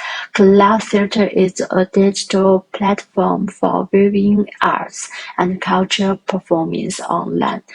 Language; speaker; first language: English; non-native, learner; Chinese